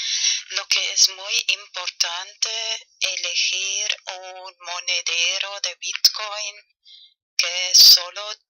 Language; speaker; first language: Spanish; non-native, learner; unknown